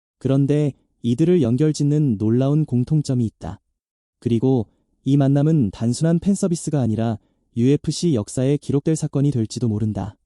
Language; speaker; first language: Korean; native; Korean